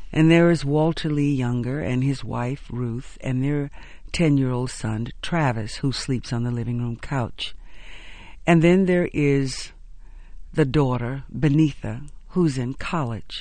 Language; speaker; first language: English; native; English